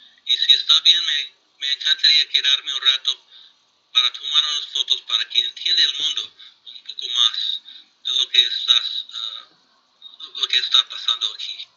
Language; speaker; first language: Spanish; non-native, fluent; English